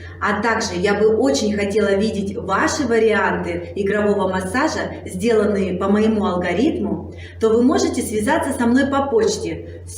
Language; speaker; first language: Russian; native; Russian